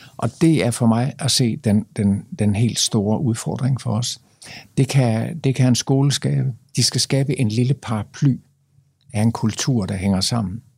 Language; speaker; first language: Danish; native; Danish